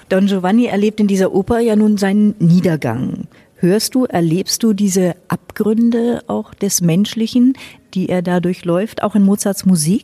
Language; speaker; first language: German; native; German